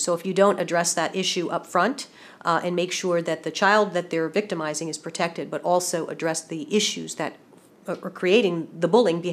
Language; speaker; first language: English; native; English